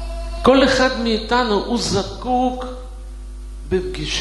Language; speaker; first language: Hebrew; non-native, fluent; Russian